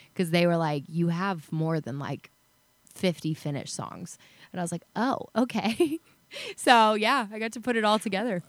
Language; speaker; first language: English; native; English